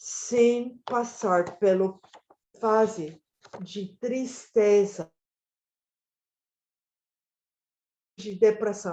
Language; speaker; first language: Portuguese; non-native, fluent; Spanish